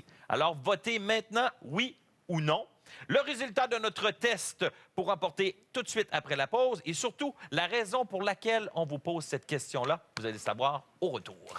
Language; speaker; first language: French; native; French